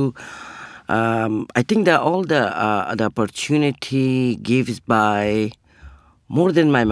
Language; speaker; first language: English; non-native, learner; Persian